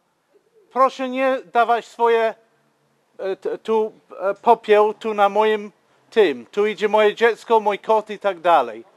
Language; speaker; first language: Polish; non-native, fluent; English